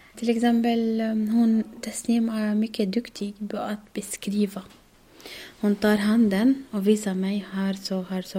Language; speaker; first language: Swedish; non-native, learner; Arabic